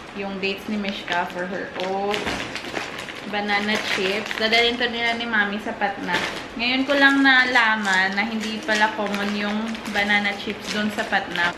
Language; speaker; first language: Filipino; non-native, local second language; Hiligaynon